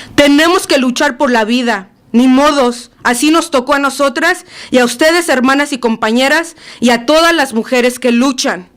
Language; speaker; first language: Spanish; early bilingual, other home language; English